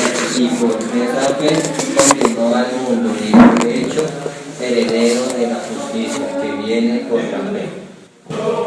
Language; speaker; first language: Spanish; native; Spanish